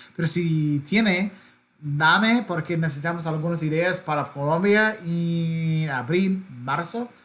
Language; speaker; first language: Spanish; non-native, learner; English